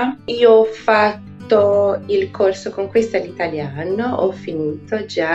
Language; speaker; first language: Italian; non-native, learner; Portuguese